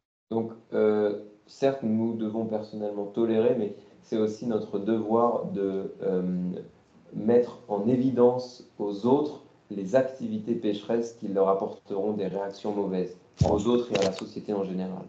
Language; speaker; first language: French; native; French